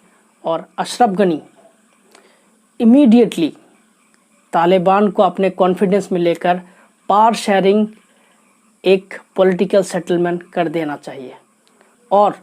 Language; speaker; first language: Hindi; non-native, local second language; Assamese